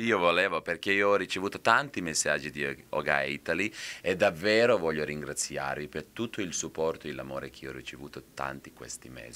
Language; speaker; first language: Italian; non-native, fluent; Serbian